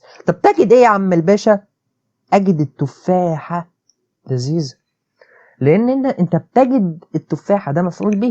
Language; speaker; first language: Arabic; native; Arabic